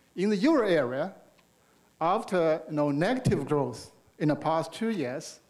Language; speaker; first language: English; non-native, fluent; Chinese